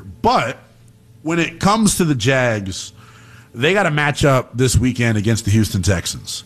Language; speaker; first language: English; native; English